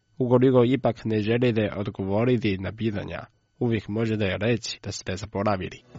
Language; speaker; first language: Croatian; non-native, fluent; Chinese